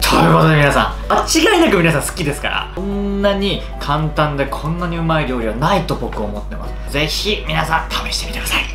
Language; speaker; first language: Japanese; native; Japanese